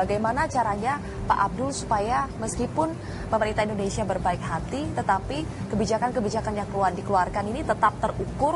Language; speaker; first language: Indonesian; native; Indonesian